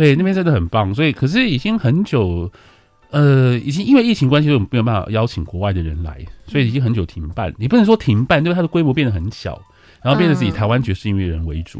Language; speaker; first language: Chinese; native; Chinese